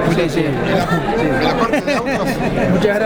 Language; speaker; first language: Spanish; native; Spanish